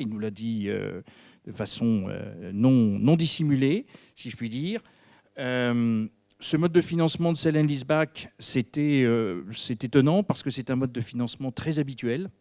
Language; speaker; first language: French; native; French